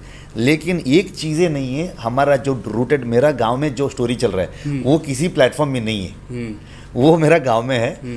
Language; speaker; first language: Hindi; non-native, local second language; Kannada